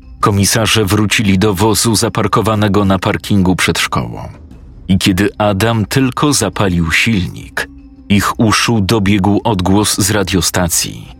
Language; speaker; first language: Polish; native; Polish